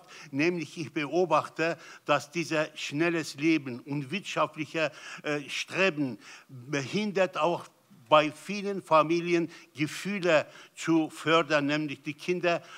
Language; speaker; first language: German; non-native, learner; Turkish